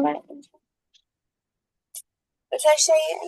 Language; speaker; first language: Arabic; non-native, learner; Urdu